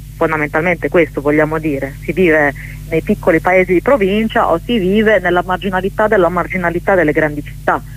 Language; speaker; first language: Italian; early bilingual, other home language; Arabic